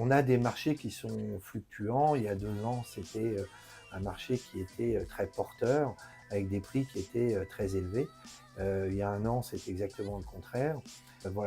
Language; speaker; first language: French; native; French